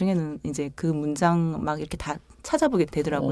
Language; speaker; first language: Korean; native; Korean